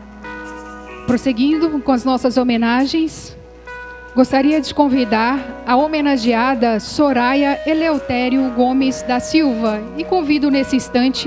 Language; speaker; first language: Portuguese; native; Portuguese